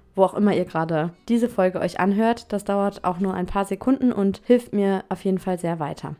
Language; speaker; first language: German; native; German